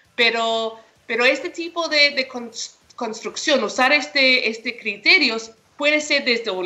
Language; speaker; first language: Spanish; non-native, fluent; English